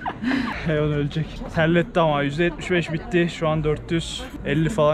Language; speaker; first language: Turkish; native; Turkish